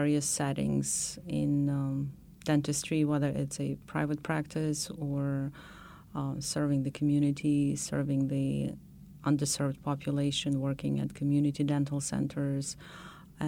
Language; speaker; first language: English; non-native, fluent; Ukrainian